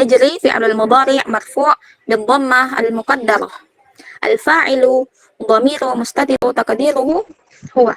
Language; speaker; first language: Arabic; non-native, learner; Indonesian